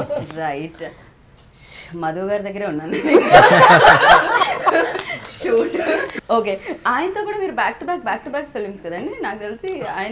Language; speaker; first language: Telugu; native; Telugu